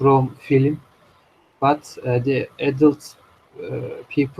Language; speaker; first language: English; non-native, learner; Turkish